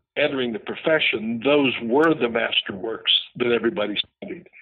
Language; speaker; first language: English; native; English